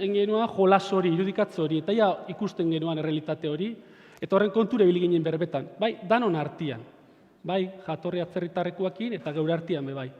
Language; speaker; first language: Basque; native; Basque